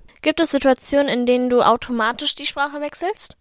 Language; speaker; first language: German; native; German